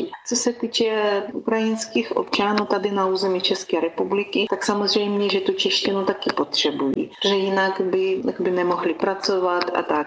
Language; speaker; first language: Czech; non-native, fluent; Ukrainian